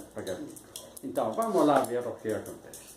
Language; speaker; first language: Portuguese; non-native, fluent; Italian